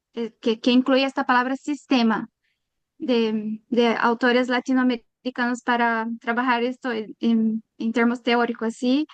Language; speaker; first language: Spanish; non-native, learner; Portuguese